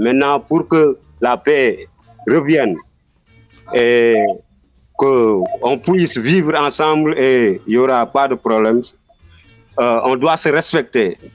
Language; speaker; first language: French; non-native, local second language; Wolof